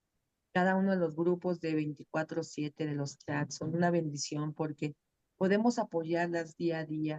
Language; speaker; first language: Spanish; native; Spanish